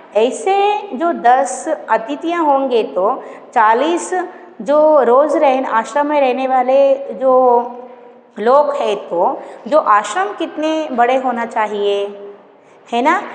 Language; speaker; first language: Hindi; non-native, local second language; Kannada